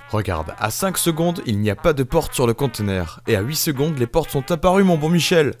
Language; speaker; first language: French; native; French